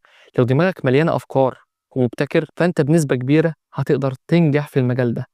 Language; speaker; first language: Arabic; native; Arabic